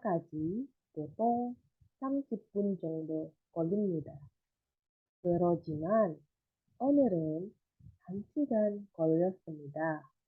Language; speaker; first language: Korean; non-native, fluent; Indonesian